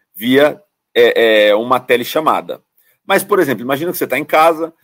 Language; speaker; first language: Portuguese; native; Portuguese